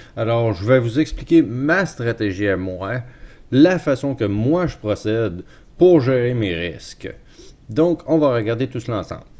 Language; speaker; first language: French; native; French